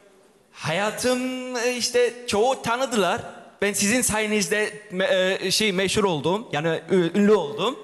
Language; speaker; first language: Turkish; early bilingual, heritage; Turkish